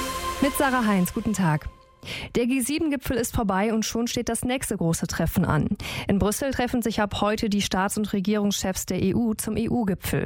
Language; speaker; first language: German; native; German